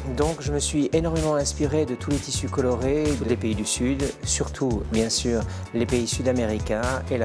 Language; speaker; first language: French; native; French